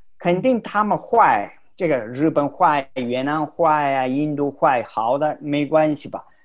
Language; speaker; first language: Chinese; non-native, fluent; Italian